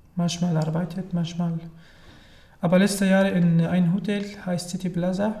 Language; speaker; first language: German; non-native, learner; Arabic